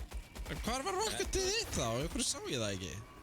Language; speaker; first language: Icelandic; native; Icelandic